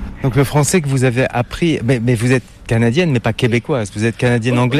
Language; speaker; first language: French; native; French